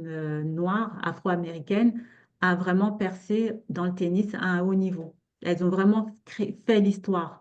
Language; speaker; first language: French; native; French